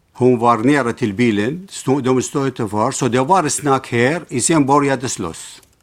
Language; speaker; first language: Swedish; non-native, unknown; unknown